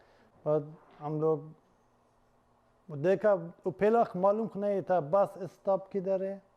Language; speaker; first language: Hindi; non-native, learner; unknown